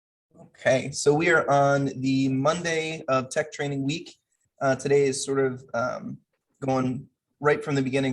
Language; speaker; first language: English; native; English